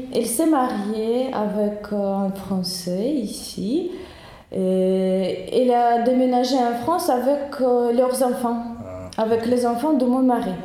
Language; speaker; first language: French; non-native, learner; Russian